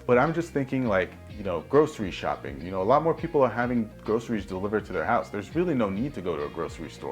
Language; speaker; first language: English; native; English